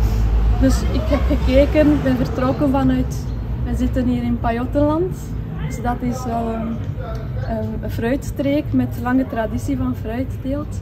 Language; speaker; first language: Dutch; non-native, fluent; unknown